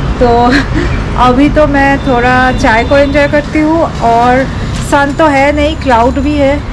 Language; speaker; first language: Hindi; non-native, local second language; Bangla